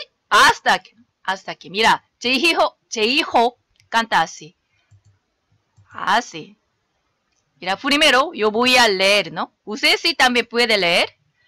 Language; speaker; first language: Spanish; non-native, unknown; Korean